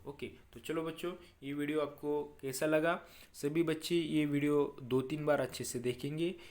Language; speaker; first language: Hindi; non-native, local second language; Marathi